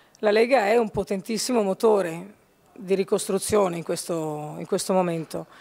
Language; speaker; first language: Italian; native; Italian